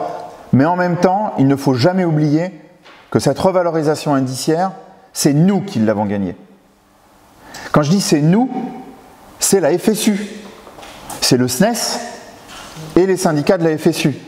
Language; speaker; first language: French; native; French